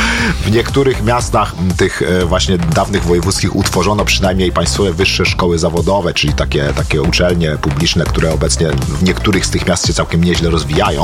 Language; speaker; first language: Polish; native; Polish